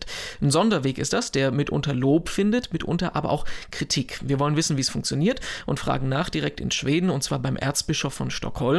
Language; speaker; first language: German; native; German